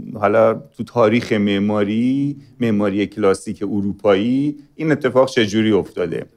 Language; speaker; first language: Persian; native; Persian